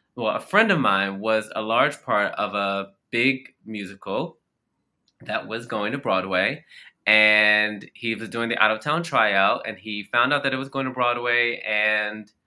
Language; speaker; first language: English; native; English